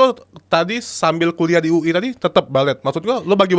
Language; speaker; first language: Indonesian; native; Indonesian